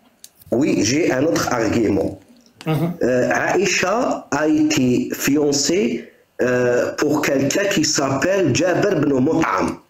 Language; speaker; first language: French; non-native, local second language; Arabic